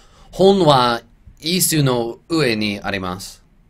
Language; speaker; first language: Japanese; non-native, learner; English